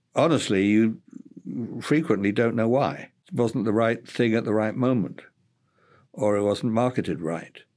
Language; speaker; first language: English; native; English